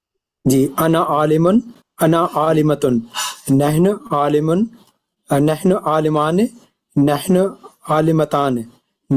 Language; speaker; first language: Arabic; non-native, learner; Urdu